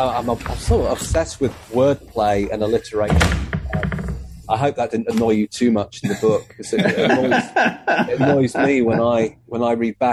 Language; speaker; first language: English; native; English